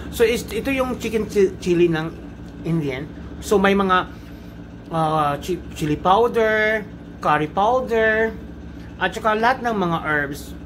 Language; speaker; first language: Filipino; non-native, local second language; Cebuano